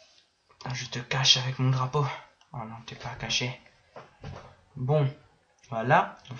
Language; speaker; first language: French; native; French